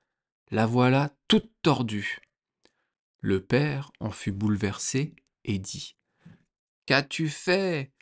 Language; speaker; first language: French; native; French